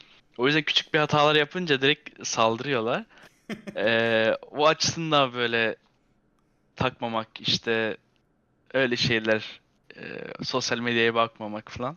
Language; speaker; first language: Turkish; early bilingual, heritage; Turkish